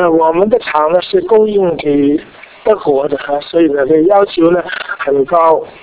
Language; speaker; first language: Chinese; non-native, local second language; Cantonese